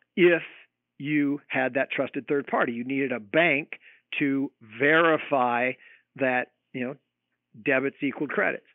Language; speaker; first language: English; native; English